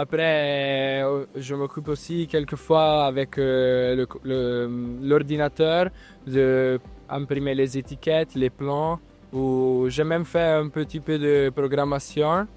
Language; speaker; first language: French; non-native, fluent; Italian